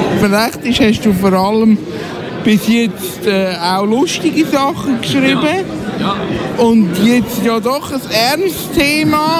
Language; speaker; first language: German; native; German